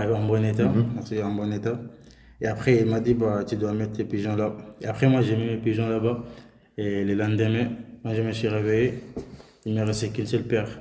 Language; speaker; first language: French; non-native, local second language; Soninke